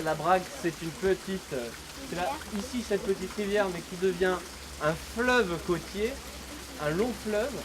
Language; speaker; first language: French; native; French